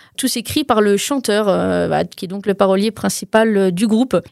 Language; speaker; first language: French; native; French